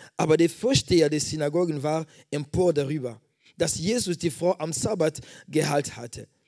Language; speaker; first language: German; non-native, fluent; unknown